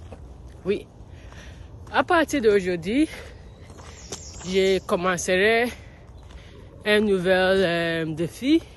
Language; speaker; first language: French; non-native, learner; English